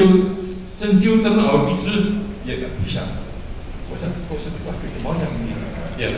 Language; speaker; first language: Chinese; early bilingual, heritage; Chinese